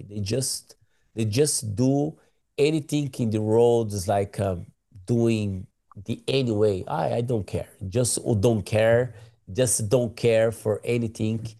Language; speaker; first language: English; non-native, learner; Portuguese